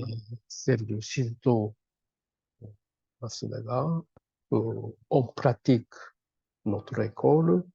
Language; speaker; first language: French; non-native, fluent; Japanese